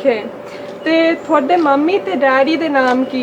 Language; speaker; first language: Punjabi; early bilingual, heritage; Punjabi